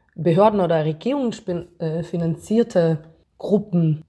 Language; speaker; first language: German; non-native, fluent; Hebrew